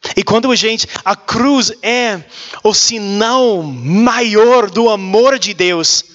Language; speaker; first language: Portuguese; non-native, learner; English